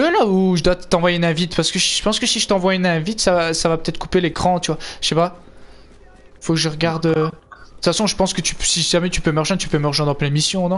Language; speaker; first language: French; native; French